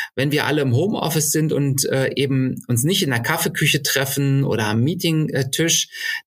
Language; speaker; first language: German; native; German